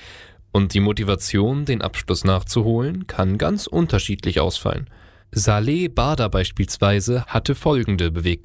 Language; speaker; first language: German; native; German